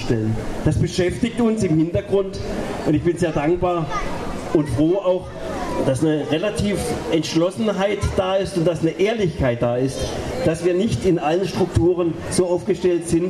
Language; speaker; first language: German; native; German